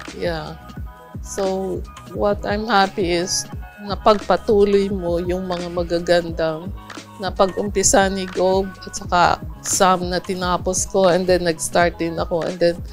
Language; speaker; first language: Filipino; non-native, local second language; Cebuano